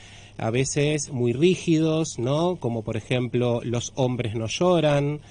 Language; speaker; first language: Spanish; native; Spanish